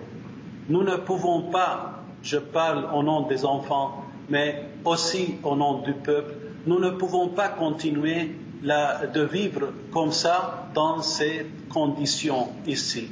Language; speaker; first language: French; non-native, learner; Arabic